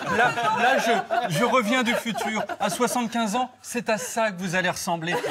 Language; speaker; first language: French; native; French